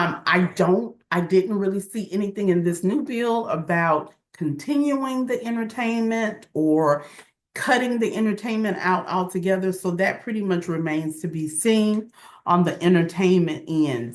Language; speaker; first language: English; native; English